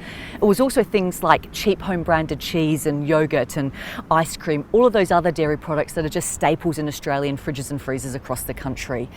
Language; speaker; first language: English; native; English